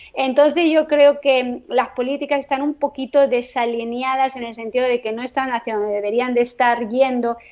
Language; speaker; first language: Spanish; native; Spanish